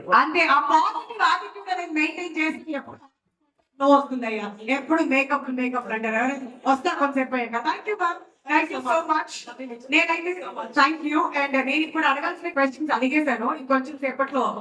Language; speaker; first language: Telugu; native; Telugu